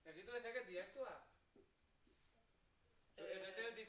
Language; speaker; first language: Basque; non-native, local second language; Spanish